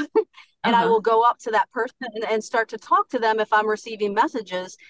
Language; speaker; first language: English; native; English